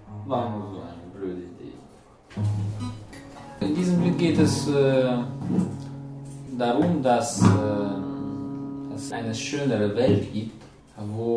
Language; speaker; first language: German; non-native, fluent; Russian